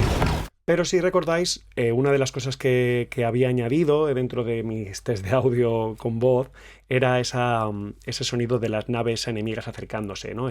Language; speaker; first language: Spanish; native; Spanish